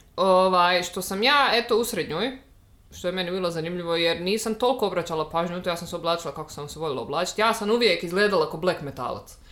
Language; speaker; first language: Bosnian; native; Bosnian